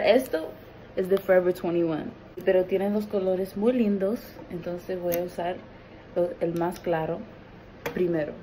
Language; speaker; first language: Spanish; early bilingual, heritage; Spanish